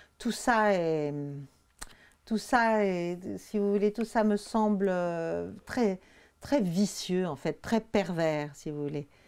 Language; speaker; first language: French; native; French